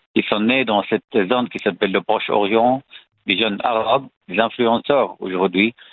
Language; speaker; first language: French; non-native, fluent; Arabic